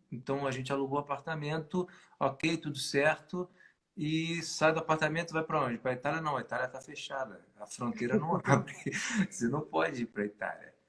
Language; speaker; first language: Portuguese; native; Portuguese